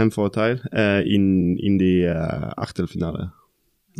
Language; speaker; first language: German; non-native, fluent; Norwegian